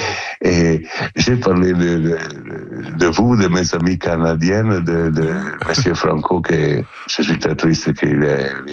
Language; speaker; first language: French; non-native, learner; Italian